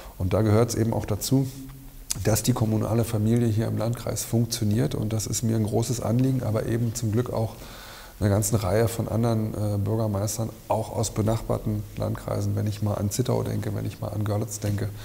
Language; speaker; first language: German; native; German